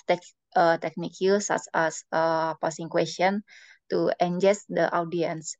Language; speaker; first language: English; non-native, learner; Indonesian